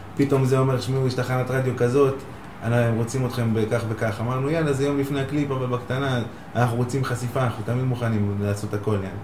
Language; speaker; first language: Hebrew; native; Hebrew